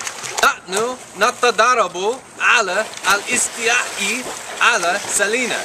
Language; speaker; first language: Arabic; non-native, learner; English